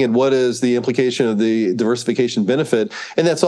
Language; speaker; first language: English; native; English